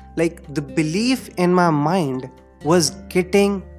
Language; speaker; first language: English; non-native, local second language; Hindi